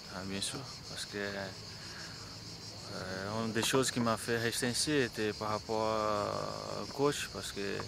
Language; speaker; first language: French; non-native, fluent; Portuguese